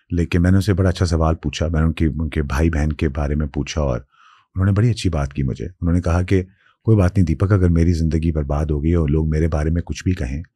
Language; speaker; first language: Urdu; non-native, local second language; Sindhi